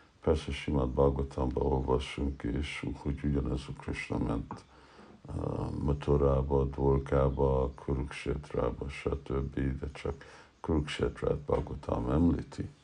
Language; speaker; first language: Hungarian; early bilingual, heritage; Hungarian